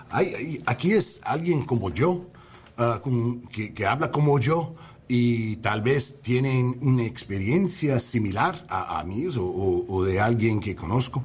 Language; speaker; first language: Spanish; non-native, learner; English